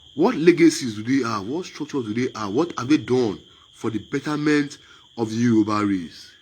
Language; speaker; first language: English; non-native, local second language; Yoruba